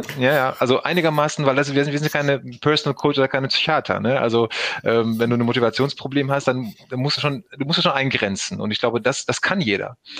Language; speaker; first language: German; early bilingual, other home language; Turkish